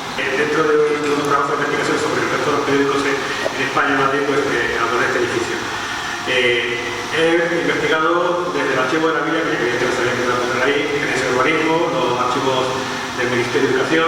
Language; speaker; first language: Spanish; native; Spanish